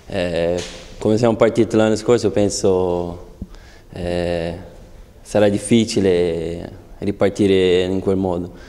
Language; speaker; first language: Italian; non-native, fluent; Portuguese